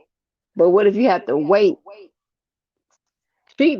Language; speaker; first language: English; native; English